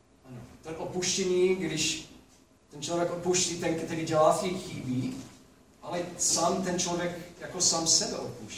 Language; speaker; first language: Czech; non-native, fluent; English